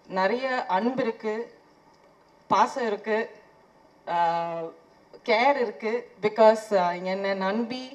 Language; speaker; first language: Tamil; non-native, fluent; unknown